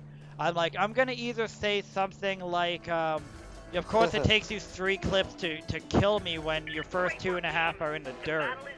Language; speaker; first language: English; native; English